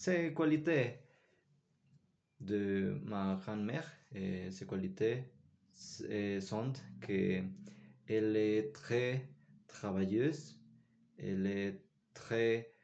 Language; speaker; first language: French; non-native, learner; Spanish